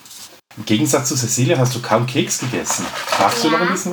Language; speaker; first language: German; native; German